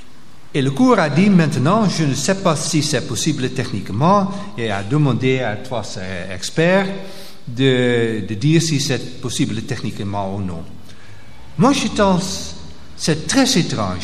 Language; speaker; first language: French; non-native, local second language; Dutch